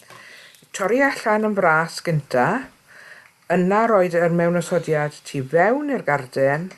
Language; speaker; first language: Welsh; native; Welsh